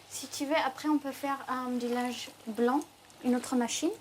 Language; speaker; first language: French; non-native, fluent; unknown